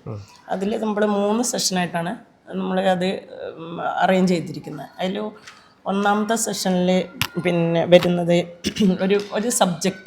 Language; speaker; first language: Malayalam; native; Malayalam